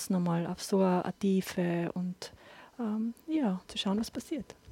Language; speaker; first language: German; native; German